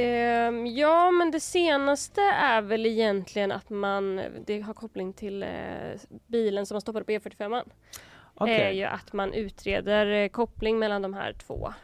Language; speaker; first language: Swedish; native; Swedish